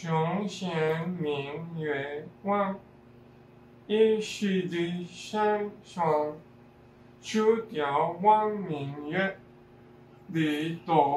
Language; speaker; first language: Chinese; non-native, learner; Spanish